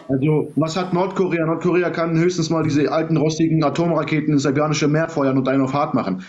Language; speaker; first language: German; early bilingual, other home language; Serbian